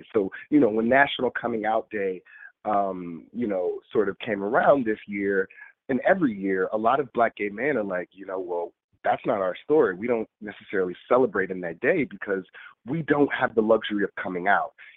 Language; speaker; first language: English; native; English